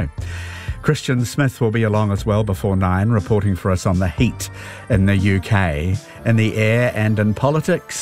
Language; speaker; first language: English; native; English